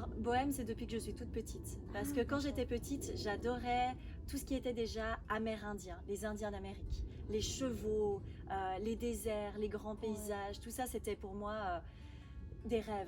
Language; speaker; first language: French; native; French